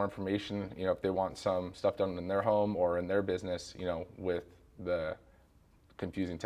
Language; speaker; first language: English; native; English